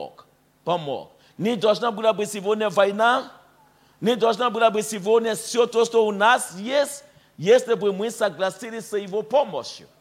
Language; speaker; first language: Russian; non-native, fluent; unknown